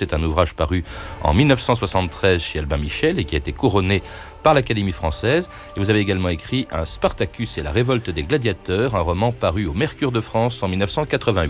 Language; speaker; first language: French; native; French